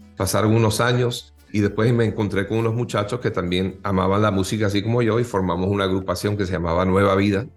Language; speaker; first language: Spanish; native; Spanish